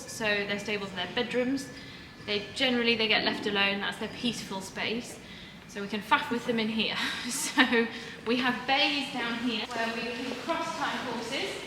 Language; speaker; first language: English; native; English